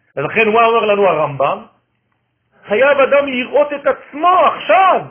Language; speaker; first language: Hebrew; non-native, fluent; French